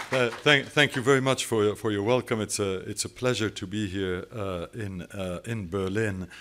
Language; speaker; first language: English; non-native, fluent; French